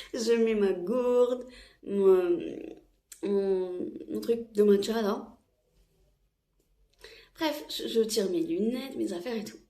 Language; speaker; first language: French; non-native, local second language; Arabic